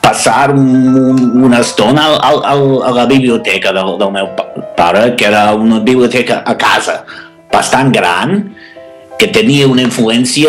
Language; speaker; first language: Catalan; non-native, fluent; English